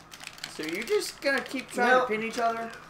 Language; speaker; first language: English; native; English